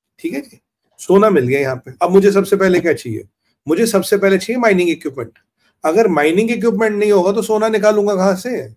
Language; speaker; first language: Hindi; native; Hindi